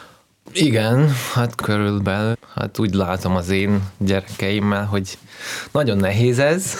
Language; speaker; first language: Hungarian; non-native, learner; Russian